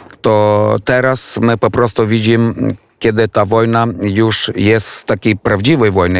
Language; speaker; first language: Polish; non-native, fluent; Ukrainian